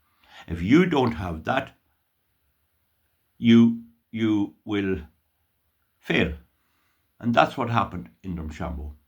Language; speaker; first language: English; native; English